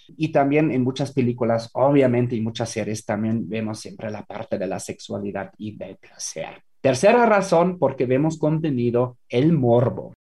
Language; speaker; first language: Spanish; non-native, fluent; German